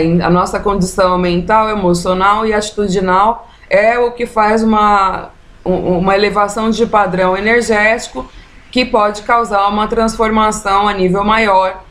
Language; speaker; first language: Portuguese; native; Portuguese